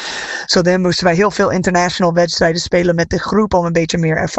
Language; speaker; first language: Dutch; non-native, fluent; English